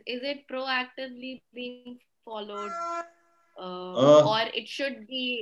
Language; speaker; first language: English; non-native, local second language; Hindi